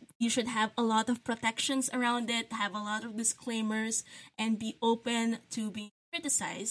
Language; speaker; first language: English; non-native, local second language; Filipino